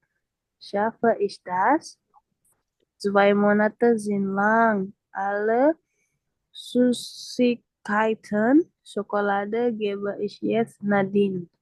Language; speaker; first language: German; non-native, learner; Indonesian